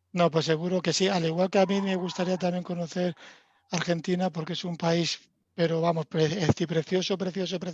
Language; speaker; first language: Spanish; native; Spanish